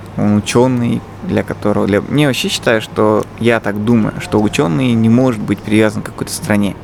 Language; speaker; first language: Russian; native; Russian